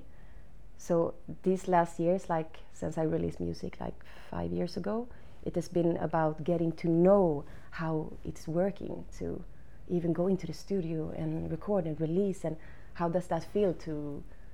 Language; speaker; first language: English; non-native, fluent; Swedish